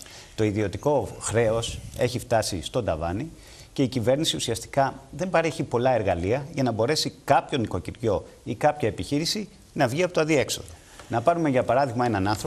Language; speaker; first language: Greek; native; Greek